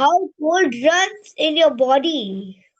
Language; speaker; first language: English; non-native, learner; Hindi